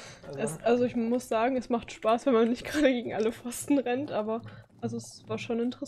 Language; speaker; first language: German; native; German